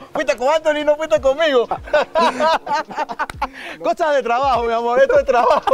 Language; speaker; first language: Spanish; native; Spanish